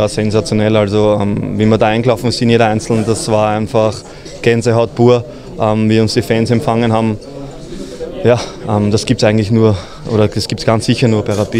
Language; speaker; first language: German; native; German